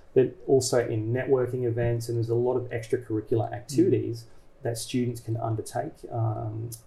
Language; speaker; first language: English; native; English